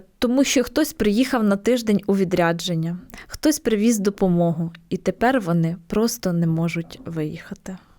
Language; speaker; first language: Ukrainian; native; Ukrainian